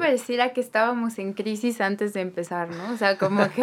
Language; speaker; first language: Spanish; native; Spanish